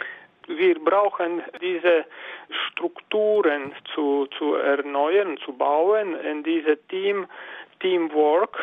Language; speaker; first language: German; non-native, fluent; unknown